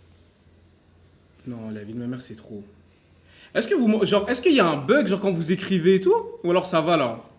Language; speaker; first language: French; native; French